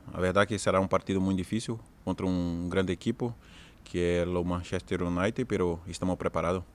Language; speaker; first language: Portuguese; native; Portuguese